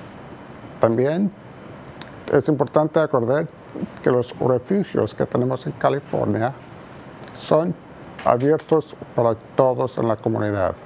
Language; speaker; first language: Spanish; non-native, fluent; English